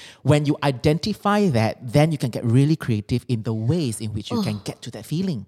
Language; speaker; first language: English; non-native, local second language; Chinese